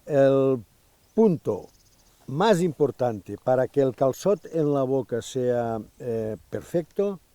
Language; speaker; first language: Spanish; non-native, local second language; Catalan